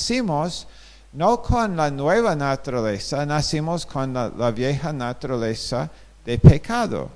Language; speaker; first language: Spanish; non-native, fluent; English